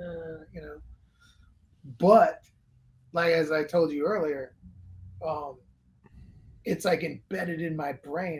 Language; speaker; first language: English; native; English